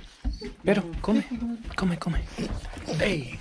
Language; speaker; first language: Spanish; non-native, learner; Bulgarian